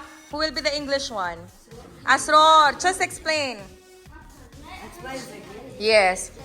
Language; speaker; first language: English; non-native, fluent; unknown